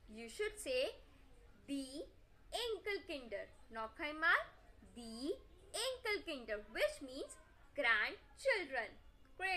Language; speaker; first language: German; non-native, fluent; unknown